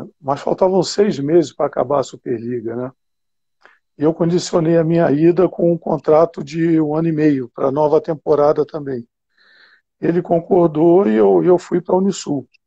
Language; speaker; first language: Portuguese; native; Portuguese